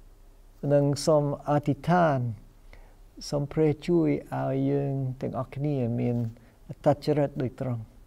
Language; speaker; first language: Khmer; non-native, fluent; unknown